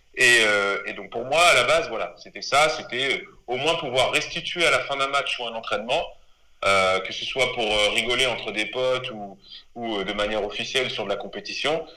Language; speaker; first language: French; native; French